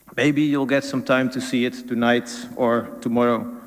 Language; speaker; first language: English; non-native, fluent; Dutch